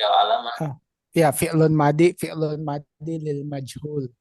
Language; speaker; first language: Arabic; non-native, learner; Indonesian